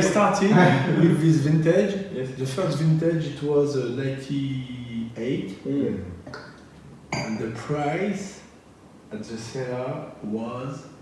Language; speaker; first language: English; non-native, learner; French